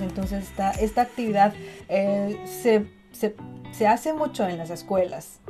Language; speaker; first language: Spanish; non-native, fluent; Chinese